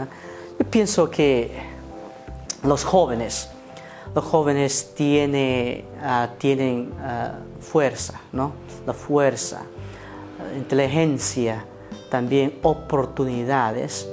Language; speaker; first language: Spanish; non-native, fluent; Vietnamese